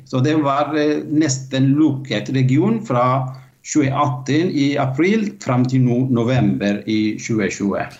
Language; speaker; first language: Norwegian; non-native, fluent; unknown